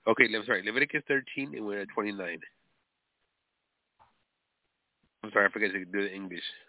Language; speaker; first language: English; early bilingual, other home language; Spanish